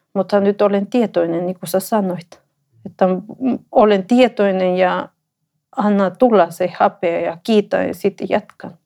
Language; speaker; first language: Finnish; non-native, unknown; Spanish